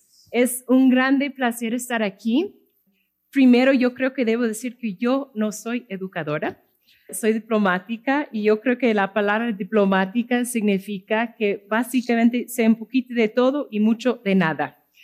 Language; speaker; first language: Spanish; non-native, fluent; English